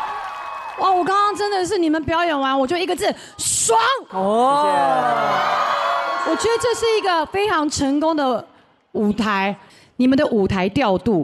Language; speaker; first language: Chinese; native; Chinese